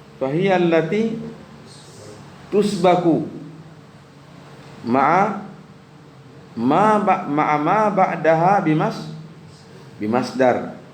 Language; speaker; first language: Arabic; non-native, fluent; Indonesian